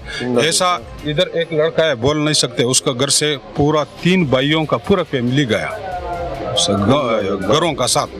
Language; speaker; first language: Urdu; non-native, local second language; Pashto